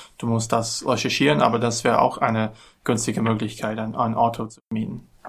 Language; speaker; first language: German; non-native, learner; English